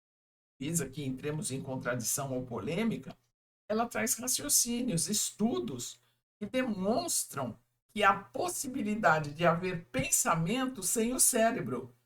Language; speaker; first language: Portuguese; native; Portuguese